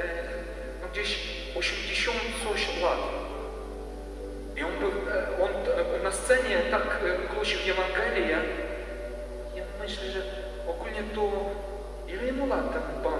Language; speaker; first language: Polish; non-native, learner; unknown